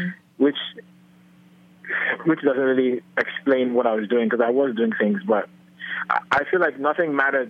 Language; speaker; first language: English; non-native, local second language; Yoruba